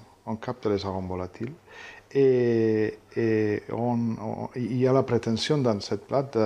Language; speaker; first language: French; non-native, fluent; Catalan